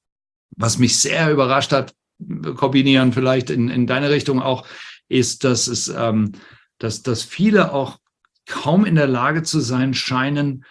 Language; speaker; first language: German; native; German